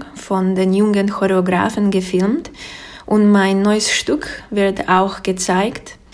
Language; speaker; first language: German; non-native, fluent; Slovak